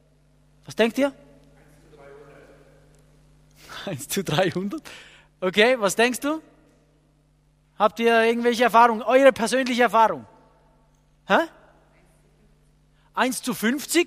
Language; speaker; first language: German; non-native, fluent; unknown